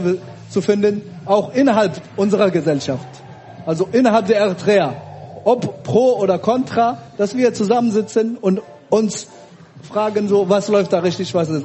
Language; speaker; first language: German; early bilingual, other home language; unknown